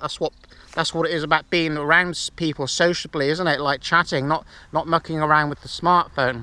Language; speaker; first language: English; native; English